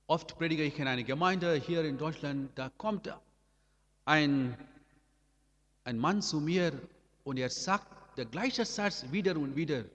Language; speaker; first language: German; non-native, learner; Amharic